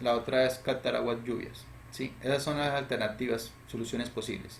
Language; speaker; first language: Spanish; native; Spanish